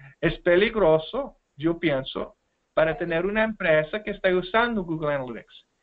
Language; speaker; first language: Spanish; non-native, fluent; English